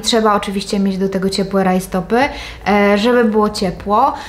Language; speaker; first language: Polish; native; Polish